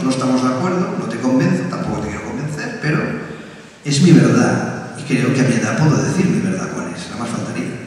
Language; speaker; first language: Spanish; native; Spanish